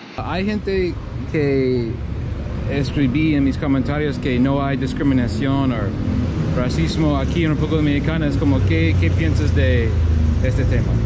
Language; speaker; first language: Spanish; non-native, learner; English